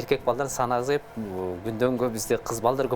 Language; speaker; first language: Kyrgyz; native; Kyrgyz